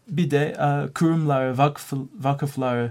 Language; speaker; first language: Turkish; non-native, learner; English